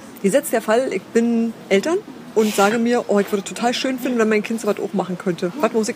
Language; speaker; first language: German; native; German